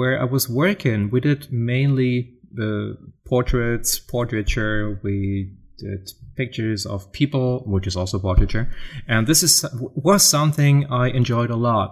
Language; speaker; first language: English; non-native, fluent; German